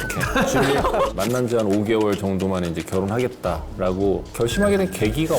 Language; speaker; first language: Korean; native; Korean